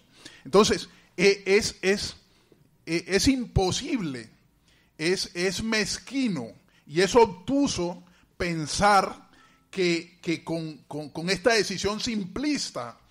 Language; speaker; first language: Spanish; native; Spanish